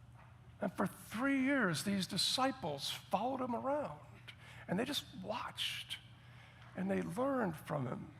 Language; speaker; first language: English; native; English